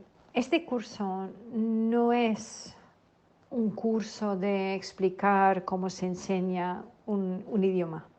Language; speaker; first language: Spanish; non-native, fluent; English